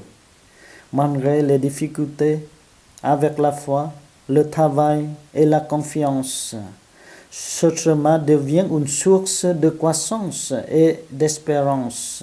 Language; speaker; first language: French; non-native, fluent; Vietnamese